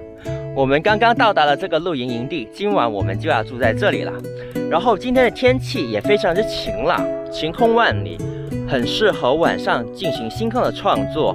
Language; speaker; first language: Chinese; non-native, local second language; Cantonese